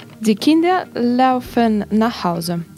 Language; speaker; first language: German; non-native, learner; Russian